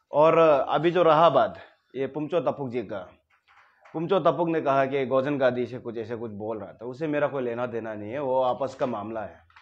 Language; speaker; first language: Hindi; non-native, local second language; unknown